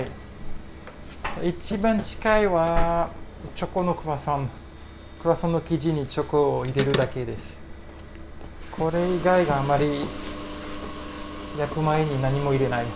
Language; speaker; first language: Japanese; non-native, learner; French